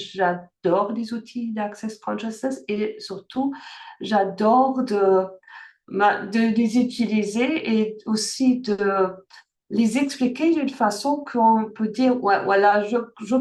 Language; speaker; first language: French; early bilingual, heritage; French